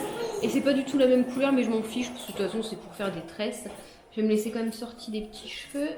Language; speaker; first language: French; native; French